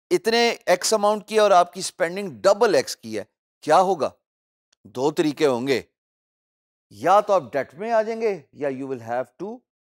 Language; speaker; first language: Urdu; native; Urdu